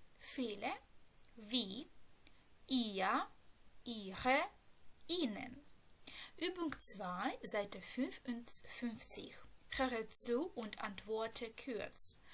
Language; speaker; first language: German; non-native, fluent; Ukrainian